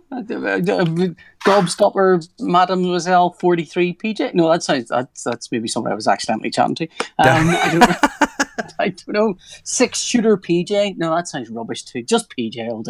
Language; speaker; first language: English; native; English